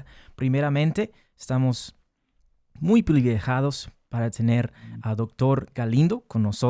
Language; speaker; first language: Spanish; early bilingual, heritage; English